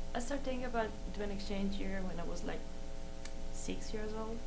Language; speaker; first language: English; non-native, fluent; Italian